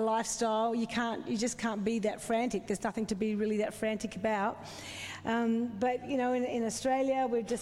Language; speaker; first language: English; native; English